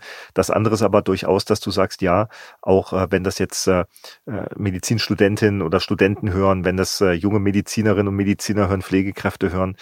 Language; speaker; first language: German; native; German